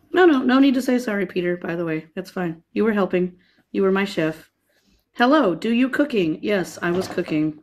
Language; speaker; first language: English; native; English